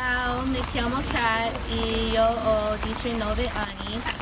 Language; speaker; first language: Italian; non-native, learner; English